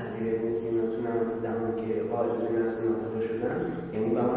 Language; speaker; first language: Persian; native; Persian